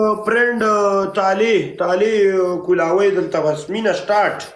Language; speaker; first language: Arabic; non-native, learner; Pashto